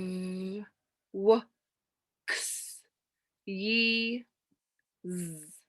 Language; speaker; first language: Spanish; non-native, learner; English